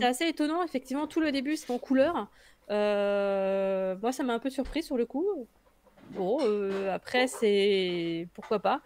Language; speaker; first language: French; native; French